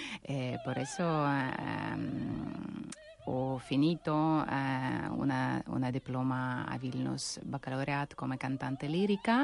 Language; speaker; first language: Spanish; non-native, learner; Russian